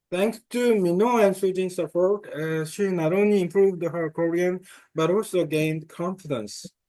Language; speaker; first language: English; non-native, learner; Korean